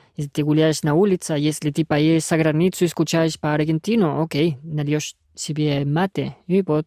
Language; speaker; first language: Russian; non-native, fluent; Spanish